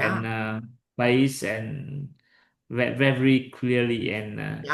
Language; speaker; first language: English; non-native, learner; Vietnamese